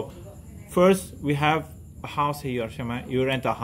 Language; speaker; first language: English; non-native, learner; French